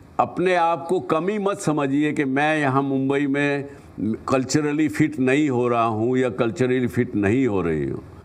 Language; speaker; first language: Hindi; native; Hindi